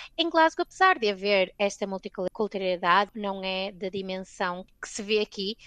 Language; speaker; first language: Portuguese; native; Portuguese